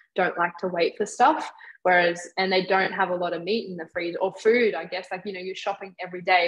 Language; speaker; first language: English; native; English